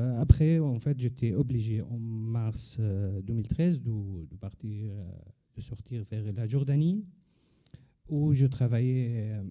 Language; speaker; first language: French; non-native, learner; Arabic